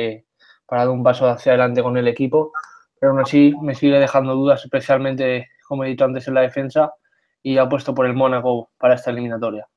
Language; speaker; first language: Spanish; native; Spanish